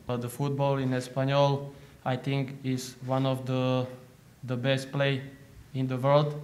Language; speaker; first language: English; non-native, learner; Slovak